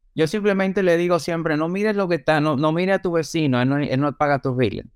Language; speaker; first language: Spanish; native; Spanish